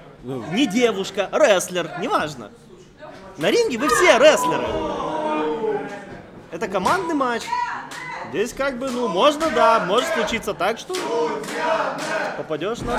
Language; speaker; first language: Russian; native; Russian